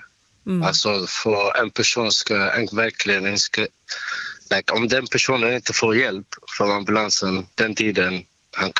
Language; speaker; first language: Swedish; non-native, fluent; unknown